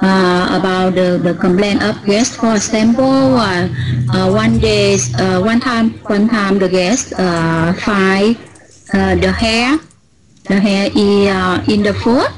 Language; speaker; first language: English; non-native, learner; Vietnamese